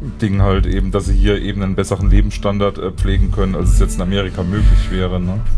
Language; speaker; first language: German; native; German